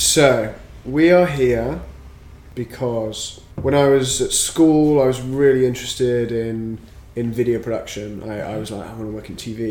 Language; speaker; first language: English; native; English